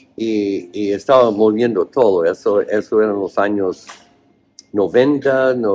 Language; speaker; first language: Spanish; non-native, fluent; English